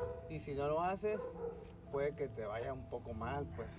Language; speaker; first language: Spanish; native; Spanish